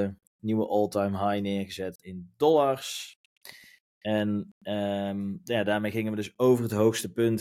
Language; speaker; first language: Dutch; native; Dutch